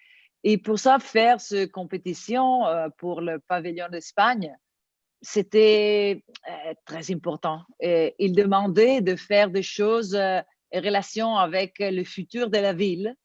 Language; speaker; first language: French; non-native, learner; Italian